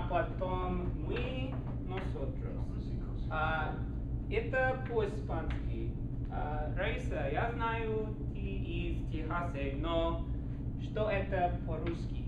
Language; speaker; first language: Russian; non-native, learner; English